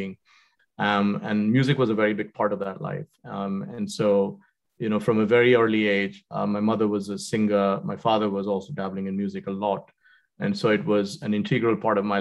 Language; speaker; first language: English; non-native, local second language; Hindi